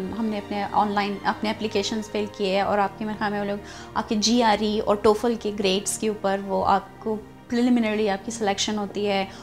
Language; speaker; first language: Urdu; non-native, local second language; Baluchi